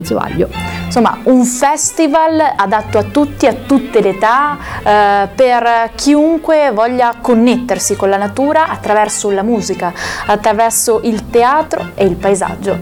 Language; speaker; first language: Italian; native; Italian